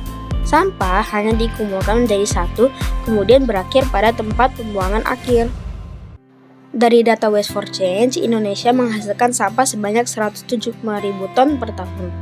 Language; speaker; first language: Indonesian; native; Indonesian